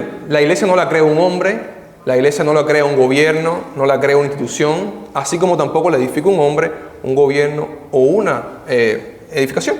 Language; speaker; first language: Spanish; native; Spanish